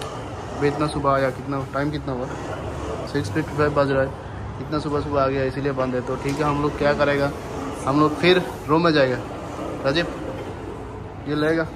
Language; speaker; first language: Hindi; non-native, learner; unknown